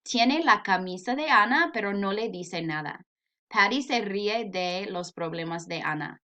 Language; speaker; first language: Spanish; non-native, fluent; English